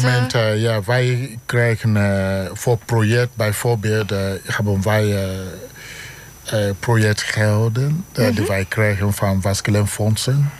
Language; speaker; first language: Dutch; non-native, learner; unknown